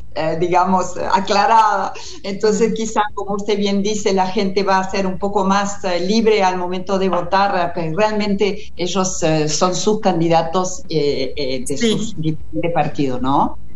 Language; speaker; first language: Spanish; non-native, fluent; French